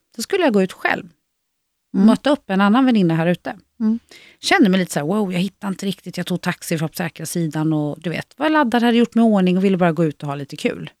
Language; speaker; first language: Swedish; native; Swedish